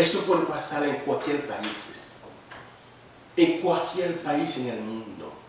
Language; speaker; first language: Spanish; non-native, learner; Haitian Creole